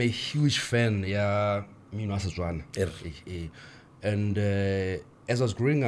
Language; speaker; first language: English; non-native, local second language; Tswana